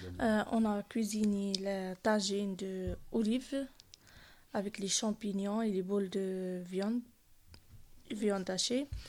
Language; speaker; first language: French; non-native, learner; Arabic